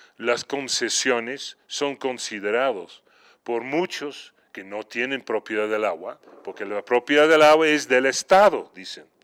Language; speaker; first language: Spanish; non-native, fluent; Dutch